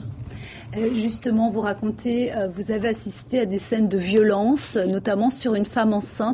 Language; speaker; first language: French; native; French